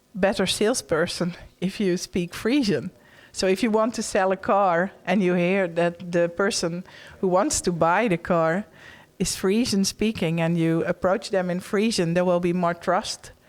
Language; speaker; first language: English; non-native, fluent; Western Frisian